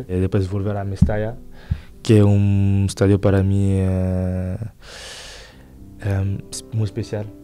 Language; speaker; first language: Spanish; non-native, fluent; French